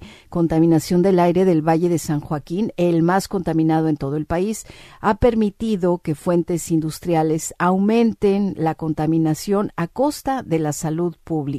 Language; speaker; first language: Spanish; native; Spanish